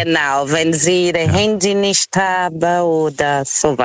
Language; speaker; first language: German; non-native, fluent; Portuguese